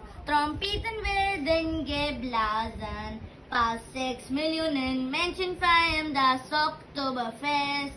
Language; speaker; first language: German; non-native, learner; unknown